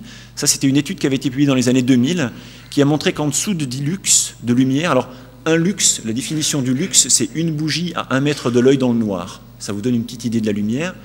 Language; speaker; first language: French; native; French